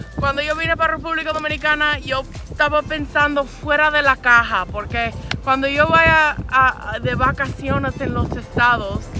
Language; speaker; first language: Spanish; non-native, fluent; English